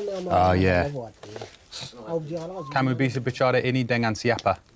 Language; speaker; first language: Indonesian; non-native, learner; English